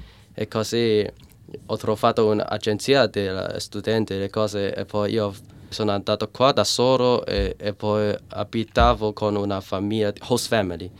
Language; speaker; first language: Italian; non-native, learner; Cantonese